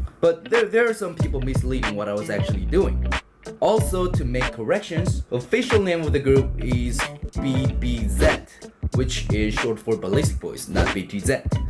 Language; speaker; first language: English; non-native, fluent; Korean